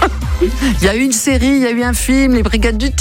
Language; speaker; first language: French; native; French